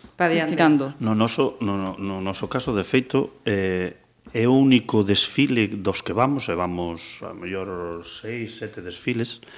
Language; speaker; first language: Galician; native; Galician